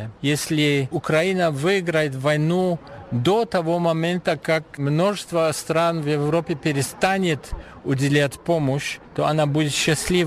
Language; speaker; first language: Russian; non-native, fluent; German